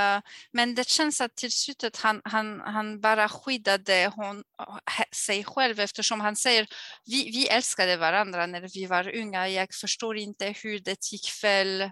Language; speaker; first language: Swedish; non-native, fluent; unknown